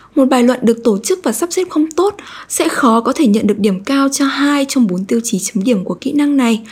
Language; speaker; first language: Vietnamese; native; Vietnamese